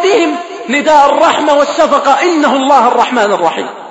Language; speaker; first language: Arabic; native; Arabic